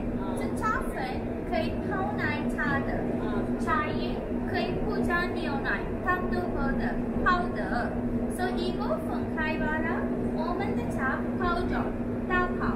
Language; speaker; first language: Chinese; non-native, learner; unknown